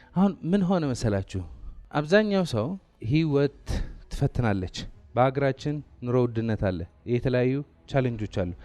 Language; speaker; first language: Amharic; non-native, local second language; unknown